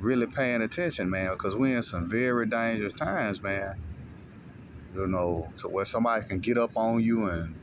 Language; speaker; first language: English; native; English